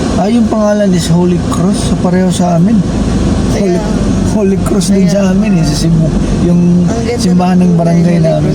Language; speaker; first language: Filipino; non-native, local second language; Cebuano